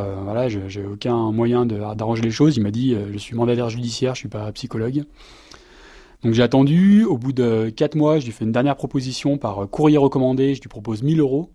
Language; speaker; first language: French; native; French